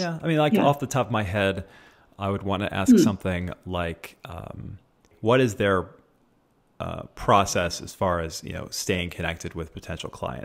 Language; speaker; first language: English; early bilingual, other home language; Italian